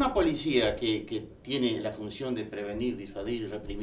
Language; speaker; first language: Spanish; native; Spanish